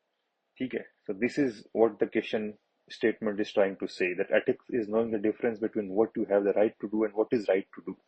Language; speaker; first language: English; non-native, local second language; Hindi